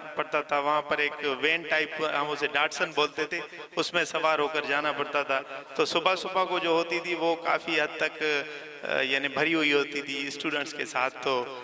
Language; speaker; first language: Urdu; non-native, local second language; Saraiki